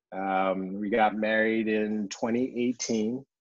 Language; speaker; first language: English; early bilingual, other home language; Yoruba